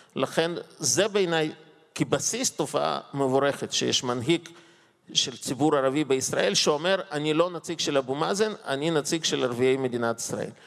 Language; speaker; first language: Hebrew; non-native, fluent; Russian